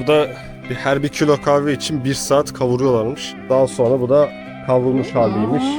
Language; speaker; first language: Turkish; native; Turkish